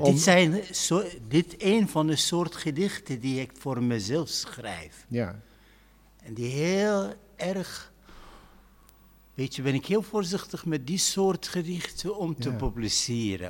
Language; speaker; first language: Dutch; non-native, fluent; Arabic